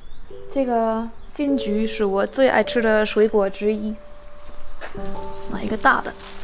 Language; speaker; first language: Chinese; early bilingual, heritage; Chinese